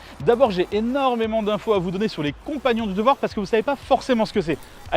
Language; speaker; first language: French; native; French